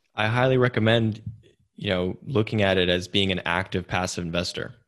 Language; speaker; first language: English; native; English